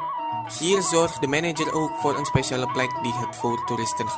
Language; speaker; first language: Dutch; non-native, fluent; Indonesian